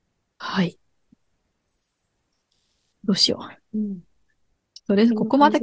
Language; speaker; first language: Japanese; non-native, learner; German